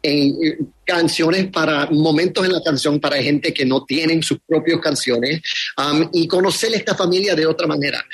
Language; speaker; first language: Spanish; early bilingual, heritage; Spanish